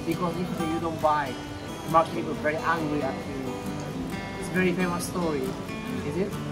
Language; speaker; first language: English; non-native, learner; Japanese